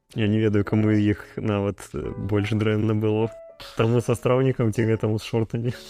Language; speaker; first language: Belarusian; non-native, local second language; Russian